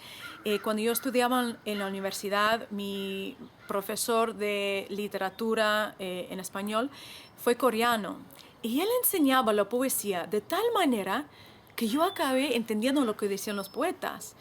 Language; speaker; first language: Spanish; non-native, fluent; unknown